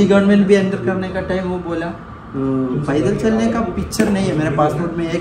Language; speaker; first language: Hindi; non-native, local second language; Malayalam